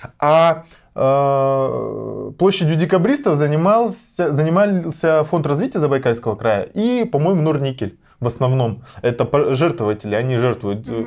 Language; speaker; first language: Russian; native; Russian